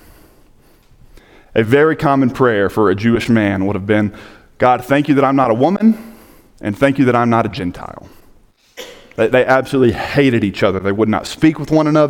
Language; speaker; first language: English; native; English